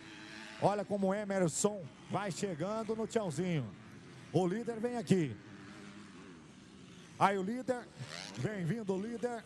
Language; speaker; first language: Portuguese; native; Portuguese